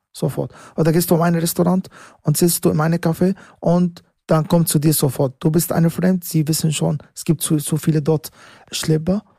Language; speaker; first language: German; non-native, learner; Arabic